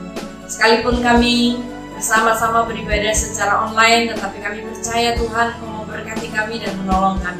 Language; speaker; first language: Indonesian; native; Indonesian